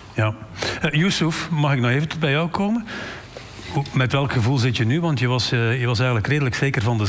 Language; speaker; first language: Dutch; native; Dutch